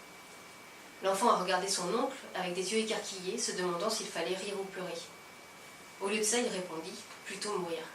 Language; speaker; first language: French; native; French